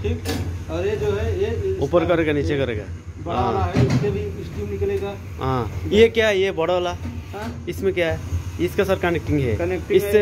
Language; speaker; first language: Hindi; non-native, fluent; Bangla